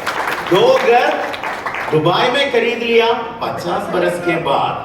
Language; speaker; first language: Hindi; non-native, learner; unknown